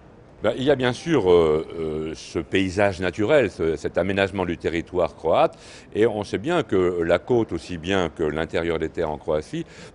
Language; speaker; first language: French; native; French